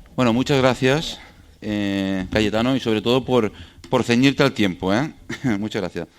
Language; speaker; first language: Spanish; non-native, local second language; Catalan